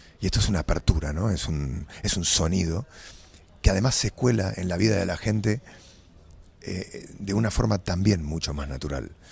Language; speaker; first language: Spanish; native; Spanish